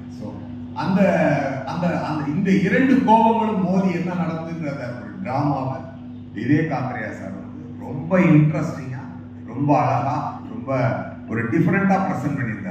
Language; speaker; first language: Tamil; native; Tamil